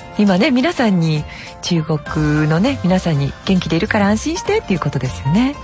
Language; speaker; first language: Japanese; native; Japanese